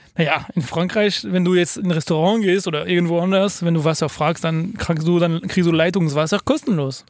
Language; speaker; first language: German; non-native, fluent; French